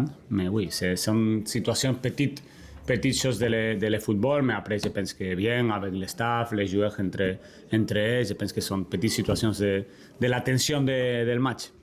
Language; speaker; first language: French; non-native, learner; Spanish